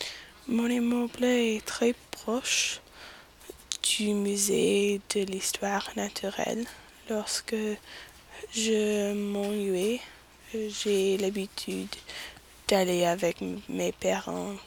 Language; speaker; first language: French; non-native, learner; English